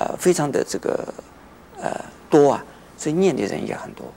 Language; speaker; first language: Chinese; native; Chinese